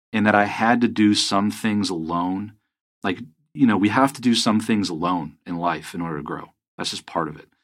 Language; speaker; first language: English; native; English